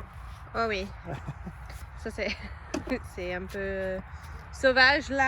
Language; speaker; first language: French; non-native, learner; English